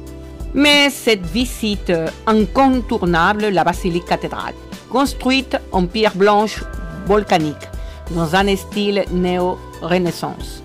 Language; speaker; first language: French; non-native, fluent; Spanish